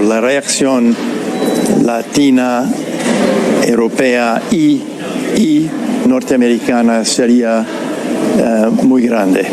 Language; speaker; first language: Spanish; non-native, fluent; English